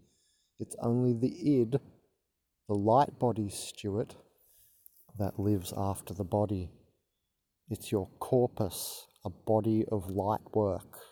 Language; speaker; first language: English; native; English